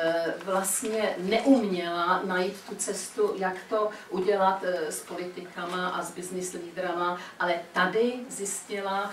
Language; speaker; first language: Czech; early bilingual, heritage; Czech